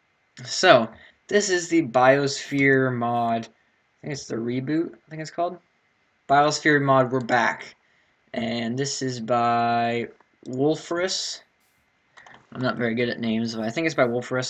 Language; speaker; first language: English; native; English